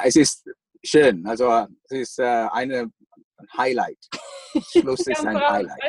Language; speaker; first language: German; non-native, fluent; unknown